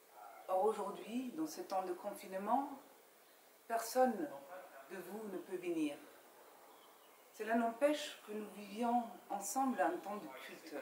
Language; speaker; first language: French; native; French